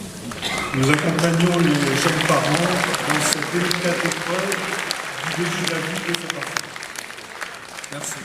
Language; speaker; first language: French; native; French